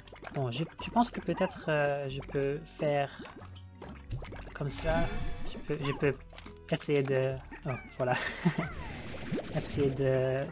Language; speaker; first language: French; non-native, learner; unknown